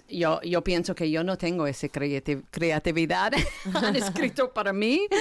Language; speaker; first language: Spanish; non-native, learner; English